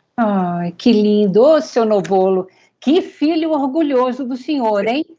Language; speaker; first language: Portuguese; native; Portuguese